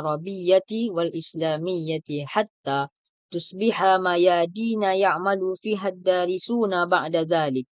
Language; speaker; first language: Arabic; non-native, learner; Indonesian